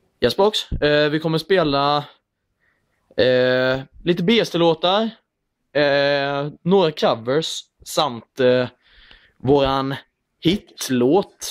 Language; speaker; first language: Swedish; native; Swedish